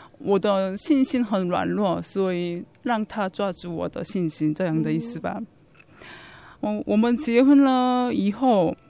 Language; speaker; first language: Chinese; non-native, fluent; Korean